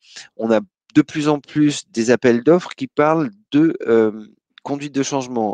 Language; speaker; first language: French; native; French